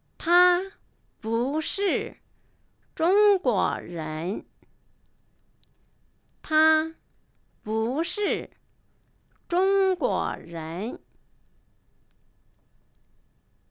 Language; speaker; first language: Chinese; non-native, fluent; Japanese